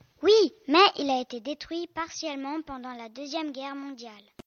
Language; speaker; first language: French; non-native, learner; German